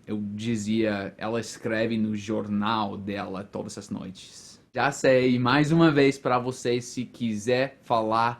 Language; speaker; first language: Portuguese; non-native, fluent; English